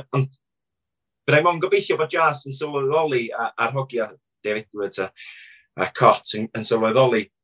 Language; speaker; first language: Welsh; native; Welsh